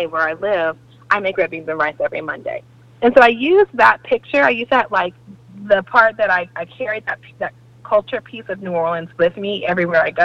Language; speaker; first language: English; native; English